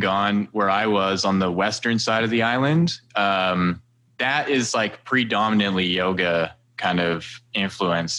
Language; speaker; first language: English; native; English